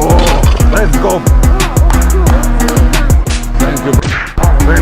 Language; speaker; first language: English; non-native, learner; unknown